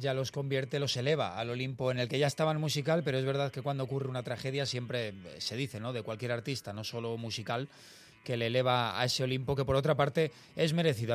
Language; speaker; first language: Spanish; native; Spanish